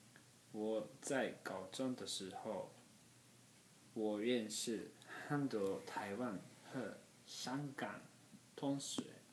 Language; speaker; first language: Chinese; non-native, learner; Japanese